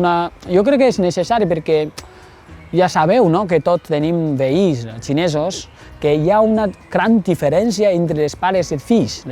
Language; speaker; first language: Catalan; non-native, fluent; Chinese